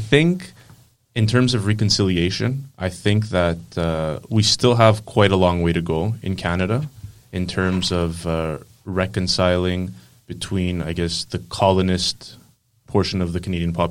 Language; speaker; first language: English; non-native, fluent; Greek